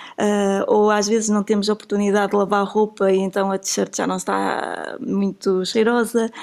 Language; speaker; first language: Portuguese; native; Portuguese